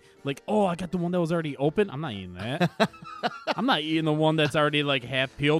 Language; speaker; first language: English; native; English